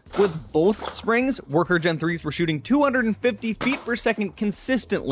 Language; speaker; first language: English; native; English